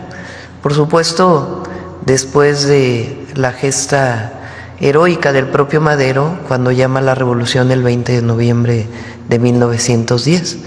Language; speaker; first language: Spanish; native; Spanish